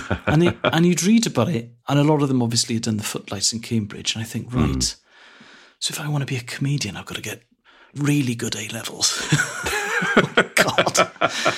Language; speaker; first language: English; non-native, local second language; Welsh